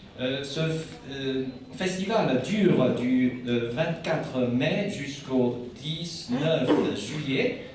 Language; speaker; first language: French; non-native, fluent; Chinese